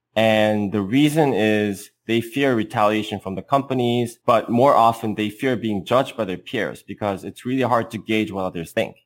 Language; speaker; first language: English; non-native, fluent; Korean